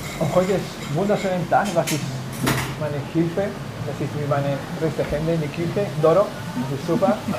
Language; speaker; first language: German; non-native, learner; Spanish